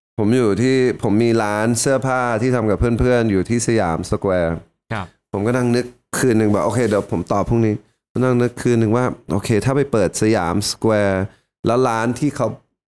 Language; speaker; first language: Thai; early bilingual, heritage; Thai